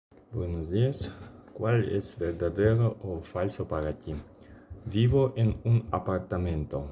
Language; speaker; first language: Spanish; non-native, learner; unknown